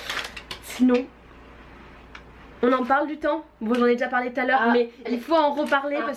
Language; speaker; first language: French; native; French